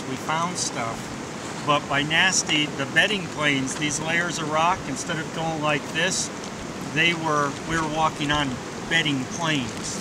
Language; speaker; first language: English; native; English